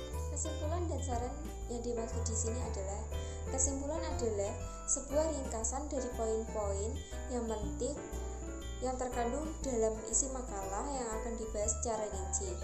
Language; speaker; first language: Indonesian; native; Indonesian